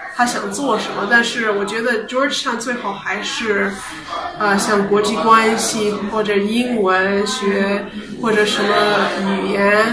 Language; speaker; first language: Chinese; early bilingual, heritage; Chinese